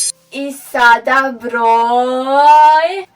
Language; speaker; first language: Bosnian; early bilingual, heritage; Serbian